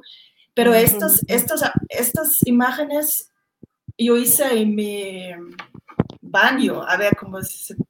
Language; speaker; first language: Spanish; non-native, fluent; German